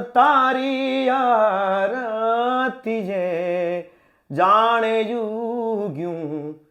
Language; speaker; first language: Gujarati; native; Gujarati